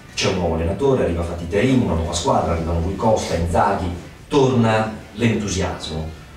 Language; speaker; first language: Italian; native; Italian